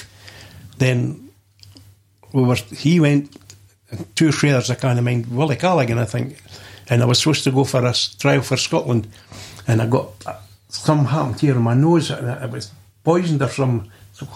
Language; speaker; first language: English; native; English